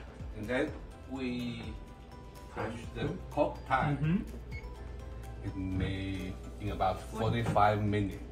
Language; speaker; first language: English; non-native, learner; Chinese